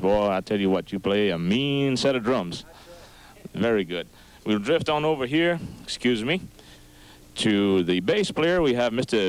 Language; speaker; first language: English; early bilingual, other home language; French